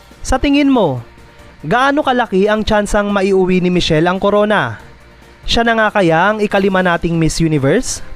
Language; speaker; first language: Filipino; native; Filipino